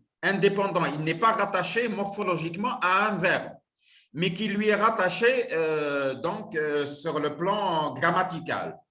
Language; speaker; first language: French; non-native, local second language; Arabic